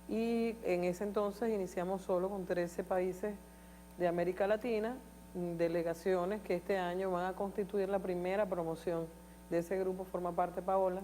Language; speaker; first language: Spanish; native; Spanish